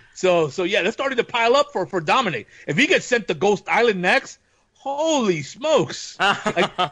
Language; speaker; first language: English; native; English